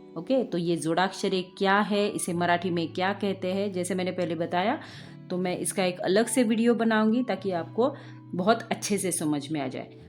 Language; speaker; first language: Hindi; non-native, local second language; Marathi